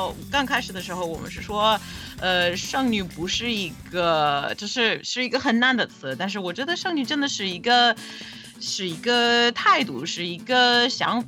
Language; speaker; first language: Chinese; non-native, fluent; English